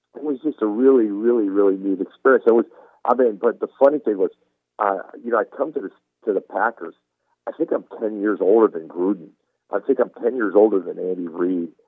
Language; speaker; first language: English; non-native, fluent; Turkish